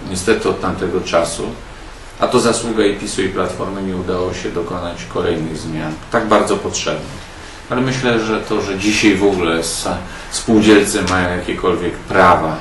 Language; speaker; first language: Polish; native; Polish